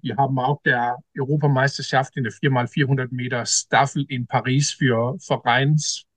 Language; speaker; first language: German; non-native, learner; Danish